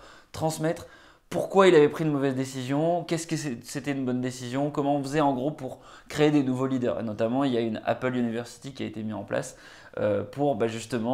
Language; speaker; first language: French; native; French